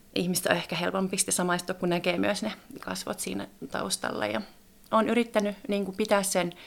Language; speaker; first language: Finnish; native; Finnish